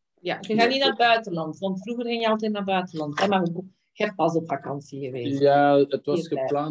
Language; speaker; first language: Dutch; native; Dutch